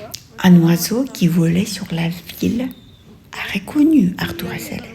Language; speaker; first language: French; non-native, fluent; Russian